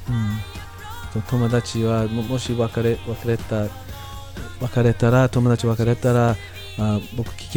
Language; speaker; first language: Japanese; non-native, learner; English